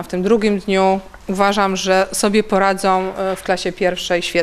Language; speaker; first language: Polish; native; Polish